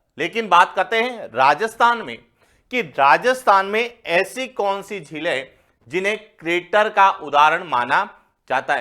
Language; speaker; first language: Hindi; native; Hindi